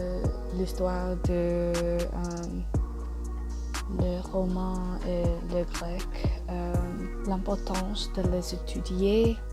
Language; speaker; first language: French; non-native, learner; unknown